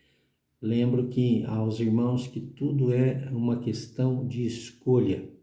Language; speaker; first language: Portuguese; native; Portuguese